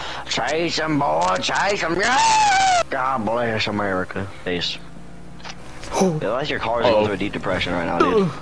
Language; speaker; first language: English; native; English